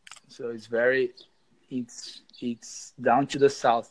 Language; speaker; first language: English; non-native, learner; Portuguese